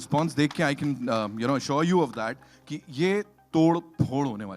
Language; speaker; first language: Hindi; native; Hindi